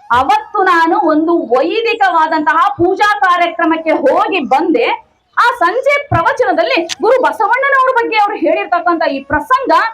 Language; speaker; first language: Kannada; non-native, local second language; Tamil